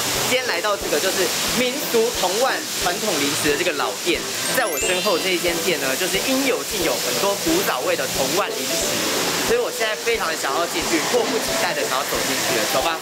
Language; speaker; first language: Chinese; native; Chinese